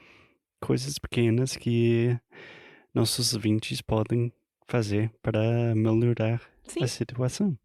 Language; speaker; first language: Portuguese; non-native, fluent; English